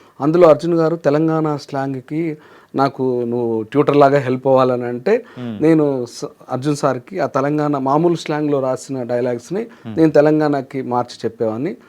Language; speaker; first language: Telugu; native; Telugu